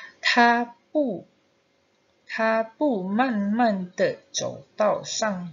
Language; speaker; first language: Chinese; non-native, fluent; Indonesian